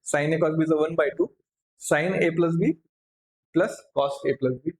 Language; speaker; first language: Hindi; non-native, local second language; Marathi